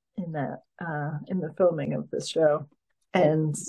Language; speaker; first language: English; native; English